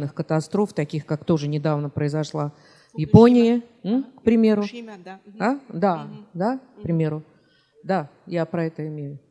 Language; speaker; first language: Russian; native; Russian